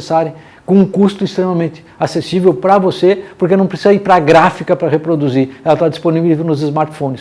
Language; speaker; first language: Portuguese; native; Portuguese